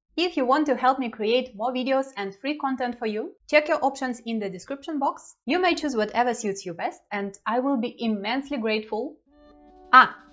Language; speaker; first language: English; non-native, fluent; Russian